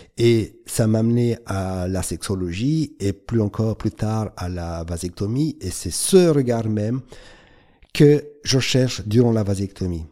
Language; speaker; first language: French; non-native, fluent; Romanian